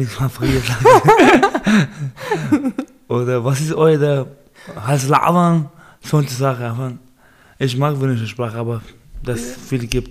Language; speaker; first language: German; non-native, learner; Baluchi